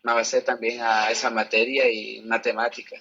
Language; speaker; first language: Spanish; native; Spanish